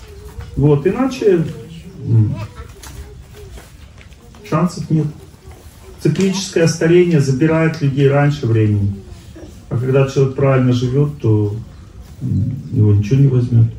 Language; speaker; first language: Russian; native; Russian